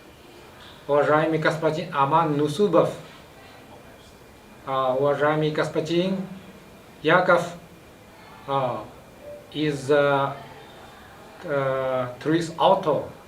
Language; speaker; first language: Russian; non-native, fluent; Chinese